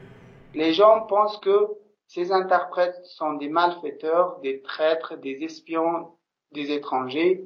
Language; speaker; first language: French; non-native, local second language; Persian